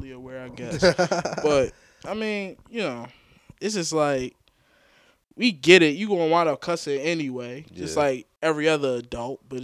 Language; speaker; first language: English; native; English